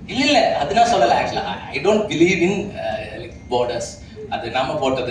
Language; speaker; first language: Tamil; non-native, fluent; Malayalam